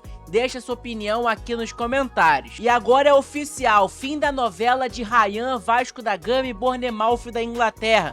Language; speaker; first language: Portuguese; native; Portuguese